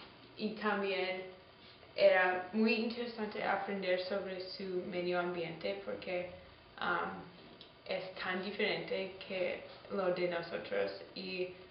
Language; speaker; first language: Spanish; non-native, learner; English